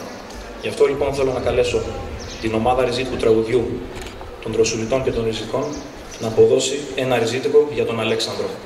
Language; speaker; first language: Greek; native; Greek